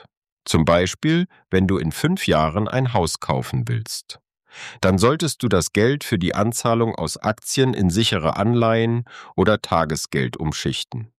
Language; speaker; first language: German; native; German